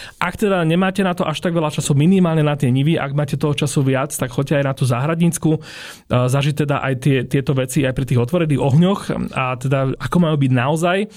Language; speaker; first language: Slovak; native; Slovak